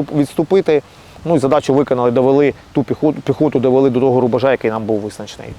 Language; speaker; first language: Ukrainian; native; Ukrainian